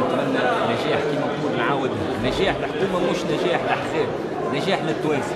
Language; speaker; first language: Arabic; native; Arabic